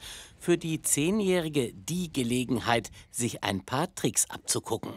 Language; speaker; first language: German; native; German